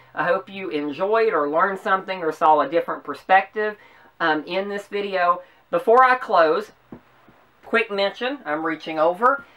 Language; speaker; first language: English; native; English